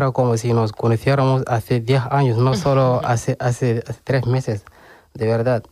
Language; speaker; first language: Spanish; non-native, learner; Arabic